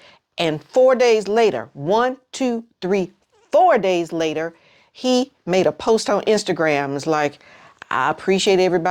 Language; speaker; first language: English; native; English